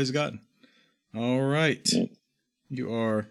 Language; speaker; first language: English; native; English